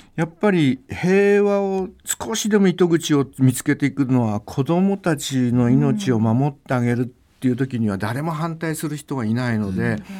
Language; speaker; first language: Japanese; native; Japanese